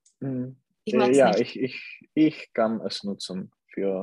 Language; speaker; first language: German; non-native, learner; Czech